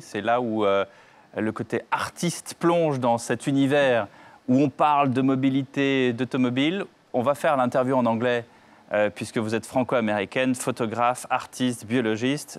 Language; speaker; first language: French; native; French